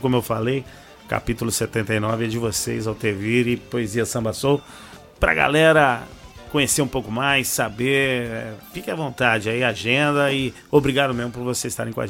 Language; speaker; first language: Portuguese; native; Portuguese